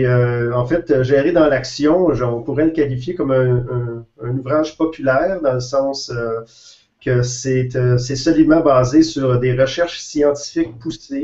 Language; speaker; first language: French; native; French